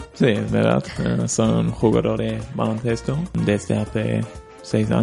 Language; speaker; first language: Spanish; non-native, learner; German